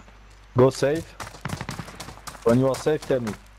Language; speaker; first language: English; non-native, learner; French